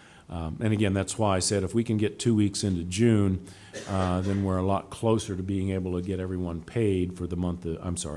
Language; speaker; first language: English; native; English